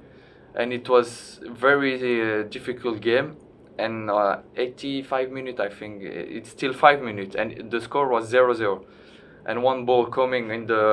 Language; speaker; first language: English; non-native, learner; French